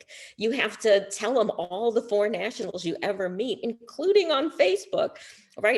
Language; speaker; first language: English; native; English